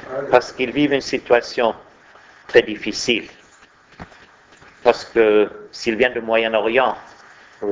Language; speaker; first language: French; non-native, fluent; Swedish